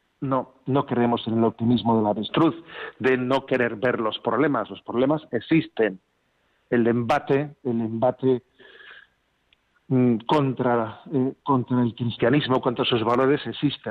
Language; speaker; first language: Spanish; native; Spanish